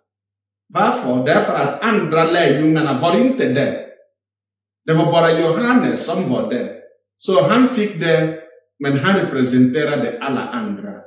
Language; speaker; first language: Swedish; non-native, fluent; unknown